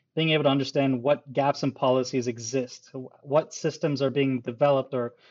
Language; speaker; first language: English; early bilingual, other home language; Urdu